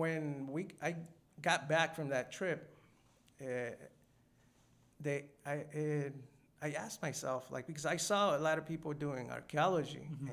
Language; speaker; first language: English; non-native, fluent; Spanish